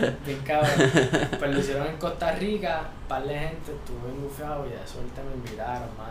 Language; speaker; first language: Spanish; native; Spanish